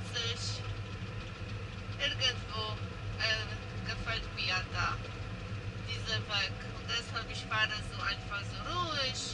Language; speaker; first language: German; non-native, learner; Polish